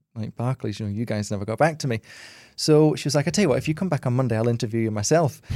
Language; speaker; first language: English; native; English